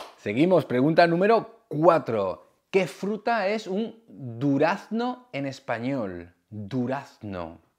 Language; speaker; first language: Spanish; native; Spanish